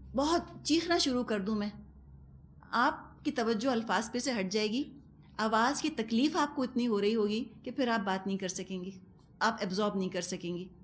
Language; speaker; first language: Urdu; non-native, local second language; Punjabi